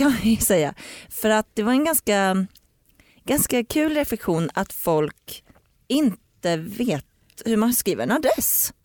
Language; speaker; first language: Swedish; native; Swedish